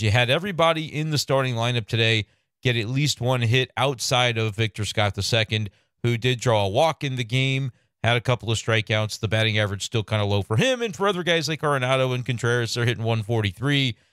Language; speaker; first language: English; native; English